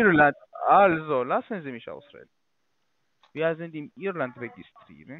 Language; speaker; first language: German; non-native, fluent; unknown